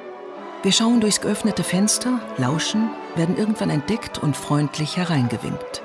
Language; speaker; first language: German; native; German